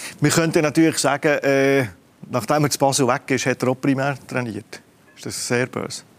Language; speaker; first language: German; native; German